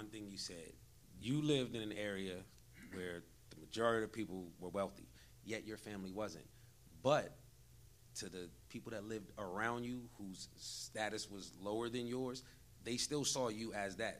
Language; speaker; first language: English; native; English